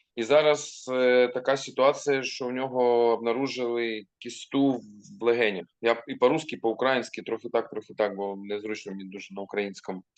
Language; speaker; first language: Ukrainian; non-native, local second language; Russian